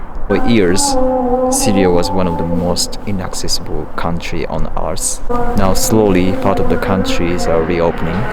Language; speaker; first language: English; non-native, fluent; Japanese